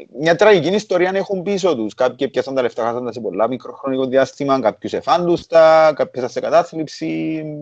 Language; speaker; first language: Greek; native; Greek